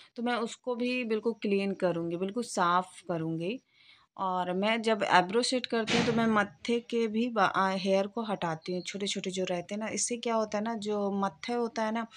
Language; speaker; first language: Hindi; native; Hindi